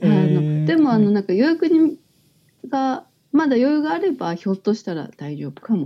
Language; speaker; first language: Japanese; native; Japanese